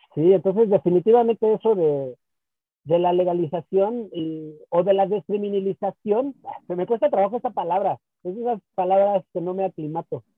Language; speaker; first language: Spanish; native; Spanish